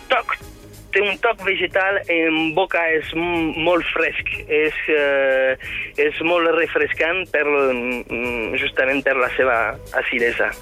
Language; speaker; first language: Catalan; non-native, fluent; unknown